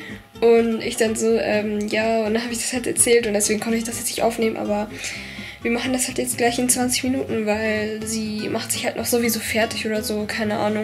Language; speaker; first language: German; native; German